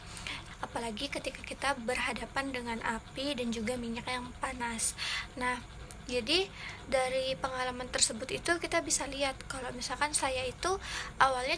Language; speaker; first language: Indonesian; native; Indonesian